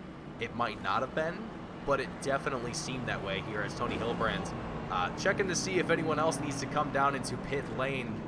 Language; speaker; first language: English; native; English